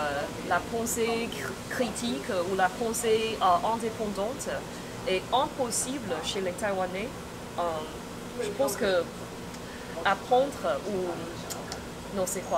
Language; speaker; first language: French; non-native, fluent; Chinese